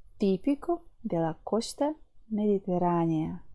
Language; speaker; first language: Spanish; non-native, fluent; Ukrainian